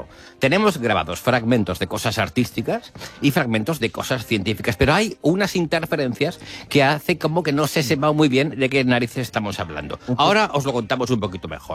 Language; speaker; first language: Spanish; native; Spanish